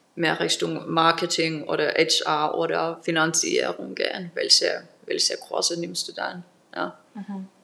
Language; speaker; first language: German; non-native, fluent; Finnish